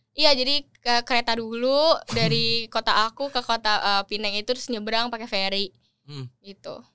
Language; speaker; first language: Indonesian; native; Indonesian